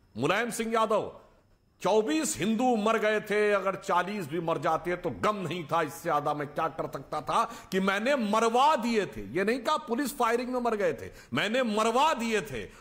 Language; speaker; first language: Hindi; native; Hindi